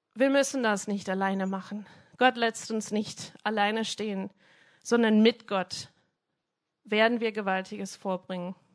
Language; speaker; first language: German; non-native, fluent; English